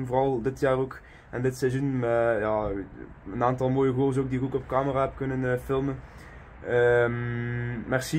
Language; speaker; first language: Dutch; native; Dutch